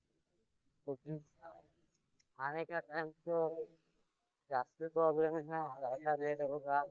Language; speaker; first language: Hindi; non-native, learner; Bangla